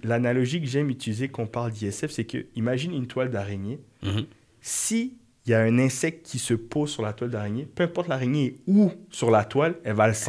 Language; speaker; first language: French; native; French